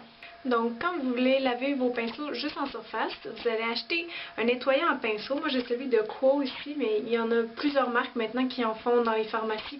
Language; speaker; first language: French; native; French